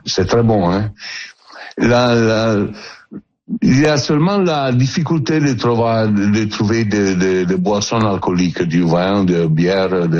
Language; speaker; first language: French; non-native, learner; Italian